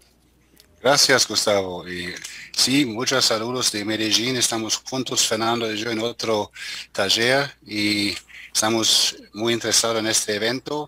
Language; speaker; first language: Spanish; non-native, fluent; German